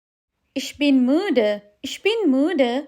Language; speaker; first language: German; non-native, learner; Sinhala